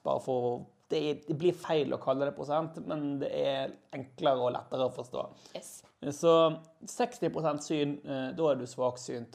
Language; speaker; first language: Norwegian; native; Norwegian